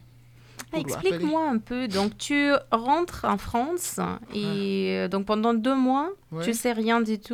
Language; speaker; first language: French; non-native, fluent; Persian